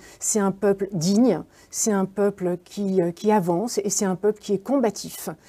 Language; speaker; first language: French; native; French